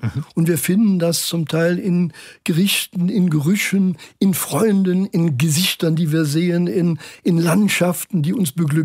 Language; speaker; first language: German; native; German